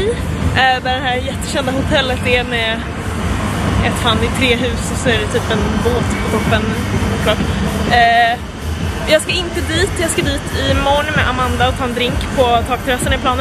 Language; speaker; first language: Swedish; native; Swedish